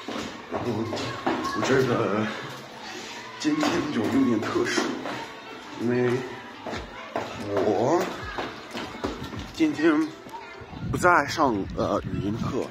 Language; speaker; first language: Chinese; non-native, fluent; English